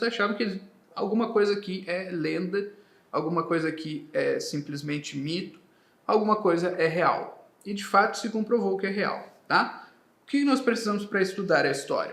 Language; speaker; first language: Portuguese; native; Portuguese